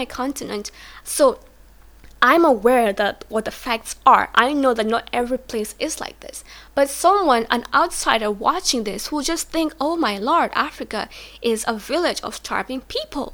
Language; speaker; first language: English; non-native, local second language; Swahili